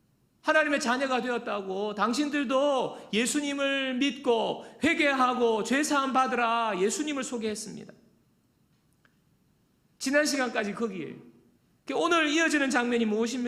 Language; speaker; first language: Korean; native; Korean